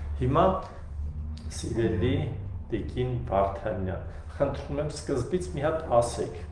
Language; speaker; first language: Armenian; native; Armenian